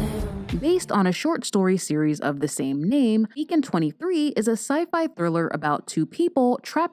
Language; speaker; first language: English; native; English